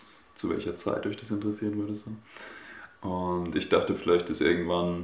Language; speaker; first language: German; native; German